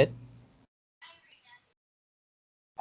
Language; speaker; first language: English; non-native, fluent; Spanish